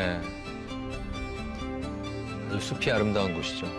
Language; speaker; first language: Korean; native; Korean